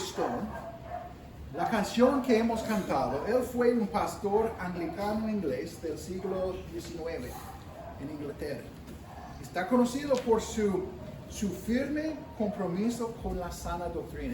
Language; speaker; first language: Spanish; non-native, fluent; English